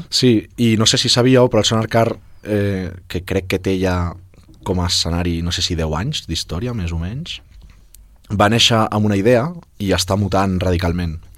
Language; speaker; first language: Catalan; native; Catalan